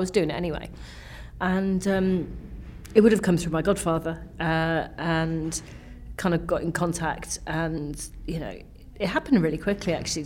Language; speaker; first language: English; native; English